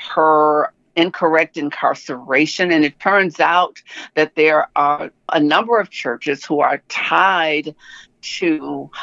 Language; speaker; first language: English; native; English